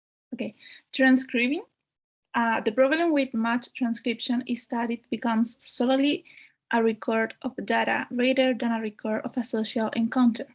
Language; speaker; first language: English; non-native, fluent; Spanish